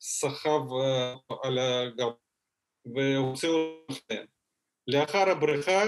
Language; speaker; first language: Hebrew; non-native, fluent; Russian